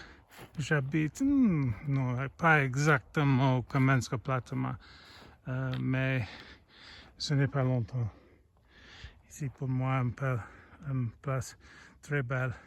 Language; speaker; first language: French; non-native, learner; English